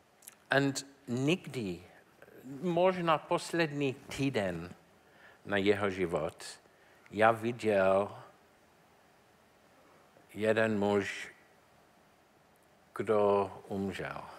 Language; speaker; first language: Czech; non-native, learner; English